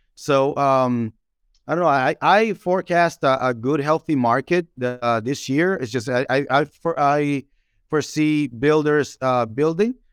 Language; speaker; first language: English; non-native, fluent; Spanish